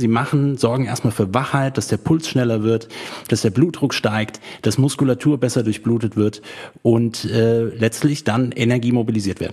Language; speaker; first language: German; native; German